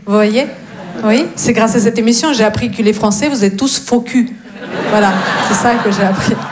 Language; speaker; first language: French; non-native, fluent; Russian